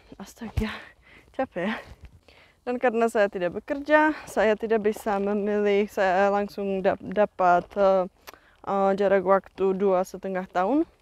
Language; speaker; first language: Indonesian; non-native, fluent; Czech